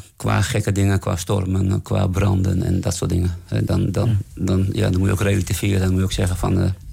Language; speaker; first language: Dutch; native; Dutch